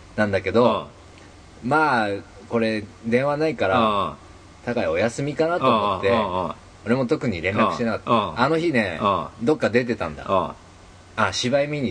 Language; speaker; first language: Japanese; native; Japanese